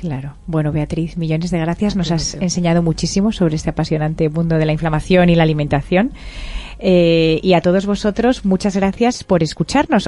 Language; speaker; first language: Spanish; native; Spanish